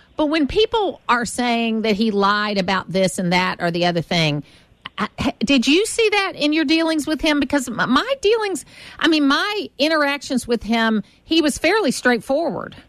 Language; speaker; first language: English; native; English